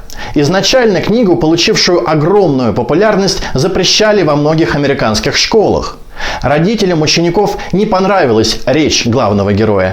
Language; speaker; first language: Russian; native; Russian